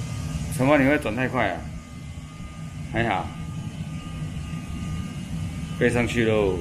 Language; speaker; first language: Chinese; native; Chinese